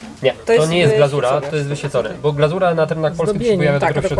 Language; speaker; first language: Polish; native; Polish